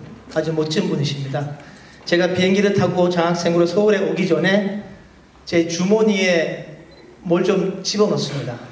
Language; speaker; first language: Korean; non-native, fluent; Turkish